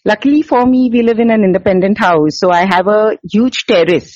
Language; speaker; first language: English; non-native, local second language; Hindi